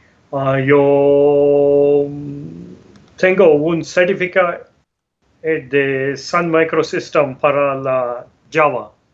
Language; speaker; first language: Spanish; non-native, learner; Tamil